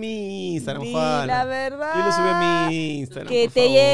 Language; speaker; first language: Spanish; native; Spanish